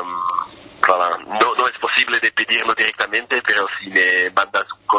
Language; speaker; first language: Spanish; non-native, fluent; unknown